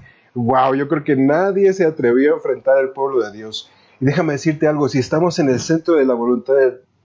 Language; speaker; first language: Spanish; native; Spanish